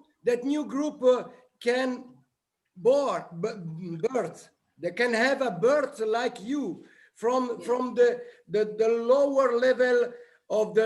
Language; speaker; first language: English; non-native, learner; Italian